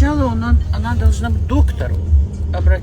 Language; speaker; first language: Russian; non-native, local second language; Chechen